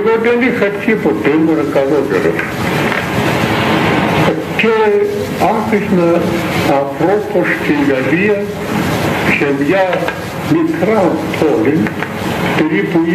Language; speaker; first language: Greek; non-native, fluent; Russian